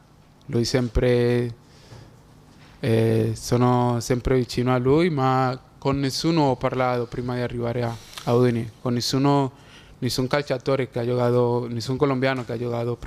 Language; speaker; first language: Italian; non-native, fluent; Spanish